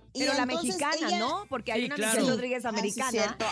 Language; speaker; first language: Spanish; native; Spanish